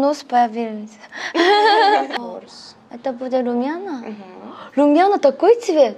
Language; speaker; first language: Russian; non-native, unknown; Korean